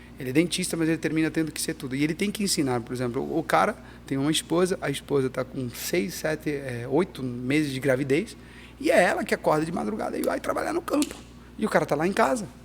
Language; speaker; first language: Portuguese; early bilingual, heritage; Portuguese